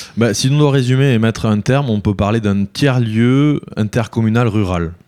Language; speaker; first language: French; native; French